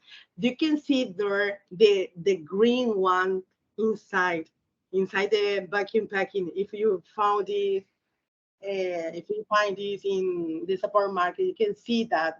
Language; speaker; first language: English; non-native, learner; Spanish